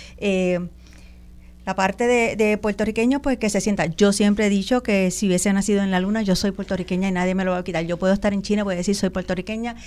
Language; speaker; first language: Spanish; native; Spanish